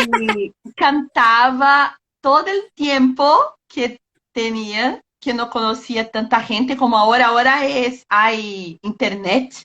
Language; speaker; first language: Spanish; non-native, learner; Portuguese